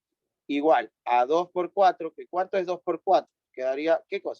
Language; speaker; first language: Spanish; native; Spanish